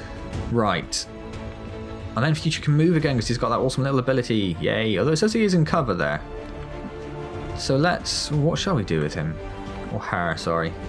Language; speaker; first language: English; native; English